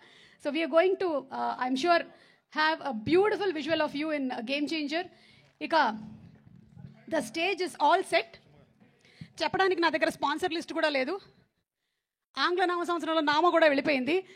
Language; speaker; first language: Telugu; native; Telugu